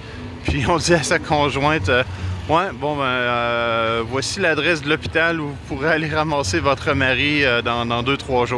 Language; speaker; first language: French; native; French